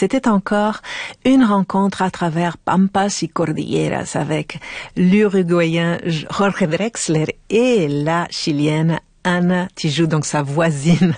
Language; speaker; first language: French; native; French